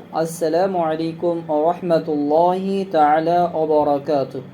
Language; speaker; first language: English; non-native, local second language; Bangla